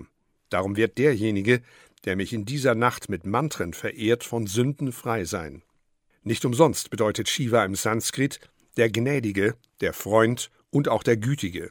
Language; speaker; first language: German; native; German